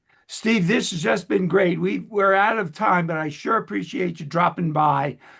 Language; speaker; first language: English; native; English